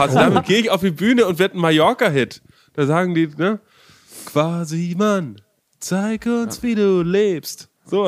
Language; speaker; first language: German; native; German